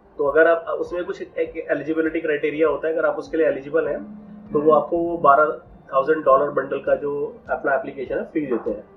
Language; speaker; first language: Hindi; native; Hindi